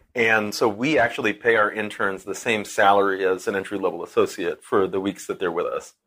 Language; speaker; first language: English; native; English